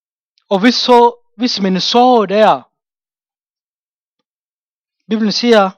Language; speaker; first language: Danish; non-native, fluent; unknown